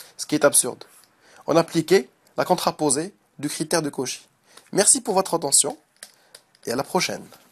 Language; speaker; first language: French; non-native, local second language; Arabic